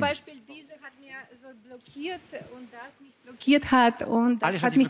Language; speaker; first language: German; non-native, fluent; Russian